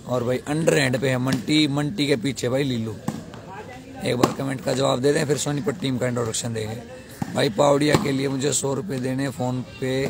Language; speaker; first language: Hindi; native; Hindi